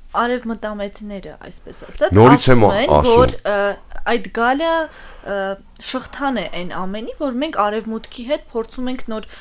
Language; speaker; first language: Armenian; native; Armenian